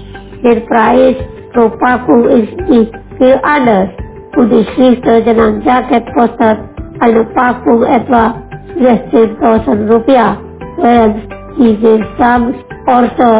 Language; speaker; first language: German; non-native, fluent; Indonesian